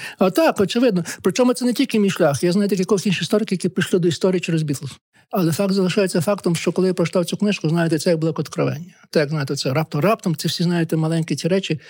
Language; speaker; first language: Ukrainian; native; Ukrainian